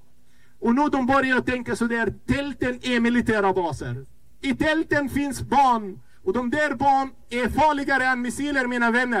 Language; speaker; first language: Swedish; non-native, fluent; Arabic